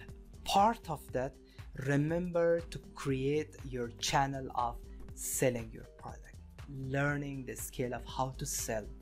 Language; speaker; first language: English; non-native, fluent; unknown